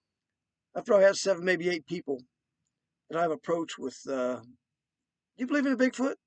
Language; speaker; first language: English; native; English